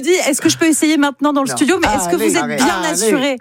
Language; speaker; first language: French; native; French